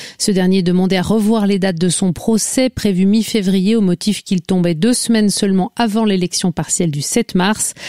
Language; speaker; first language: French; native; French